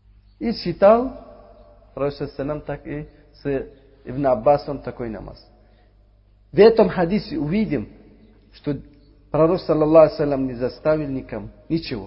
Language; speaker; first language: Russian; non-native, learner; Uzbek